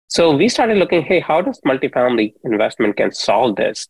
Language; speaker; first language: English; non-native, local second language; Hindi